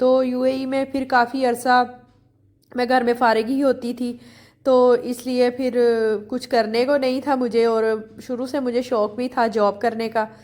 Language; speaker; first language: Urdu; native; Urdu